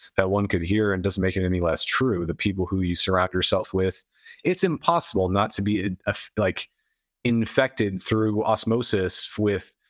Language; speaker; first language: English; native; English